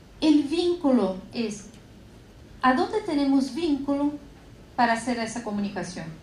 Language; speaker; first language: Spanish; non-native, fluent; Portuguese